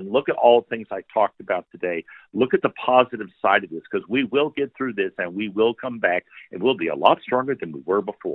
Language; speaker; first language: English; native; English